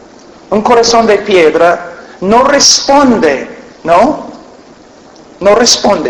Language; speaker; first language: Spanish; non-native, fluent; English